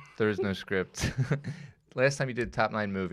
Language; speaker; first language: English; native; English